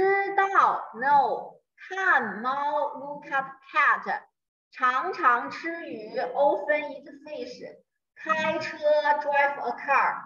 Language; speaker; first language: English; non-native, learner; Chinese